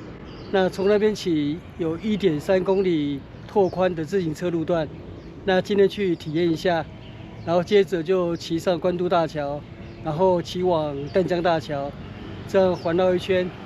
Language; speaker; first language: Chinese; native; Chinese